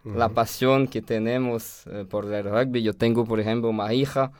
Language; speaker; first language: Spanish; non-native, fluent; French